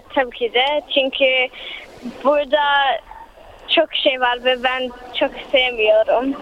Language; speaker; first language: Turkish; early bilingual, heritage; Turkish